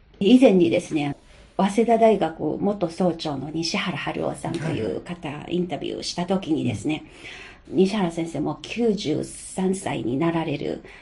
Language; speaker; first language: Japanese; non-native, fluent; Chinese